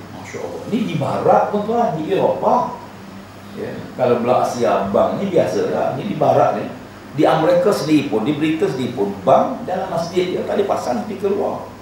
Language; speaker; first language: Malay; native; Malay